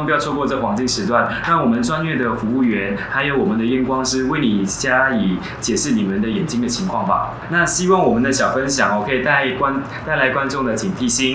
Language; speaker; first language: Chinese; native; Chinese